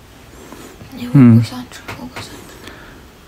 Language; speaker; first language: Chinese; non-native, learner; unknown